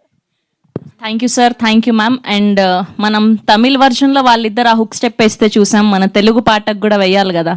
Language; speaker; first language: Telugu; native; Telugu